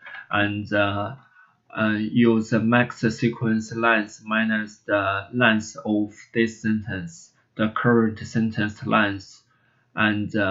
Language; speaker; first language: English; non-native, learner; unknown